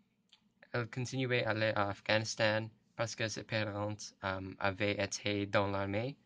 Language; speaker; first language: French; non-native, learner; English